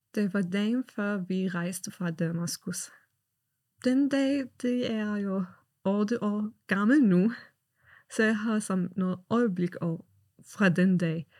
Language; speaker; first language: Danish; non-native, fluent; Arabic